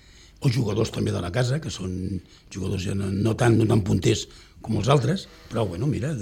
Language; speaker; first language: Catalan; native; Catalan